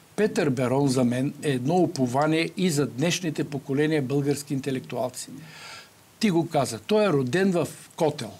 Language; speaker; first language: Bulgarian; native; Bulgarian